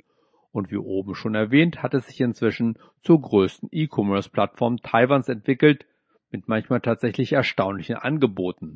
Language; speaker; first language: German; native; German